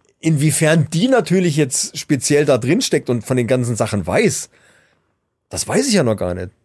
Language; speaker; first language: German; native; German